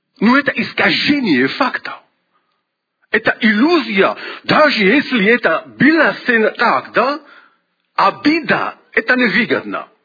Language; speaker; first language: Russian; non-native, local second language; Georgian